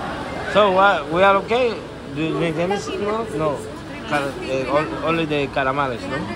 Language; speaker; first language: English; non-native, learner; Spanish